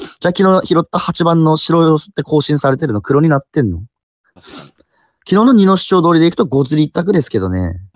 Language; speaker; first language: Japanese; native; Japanese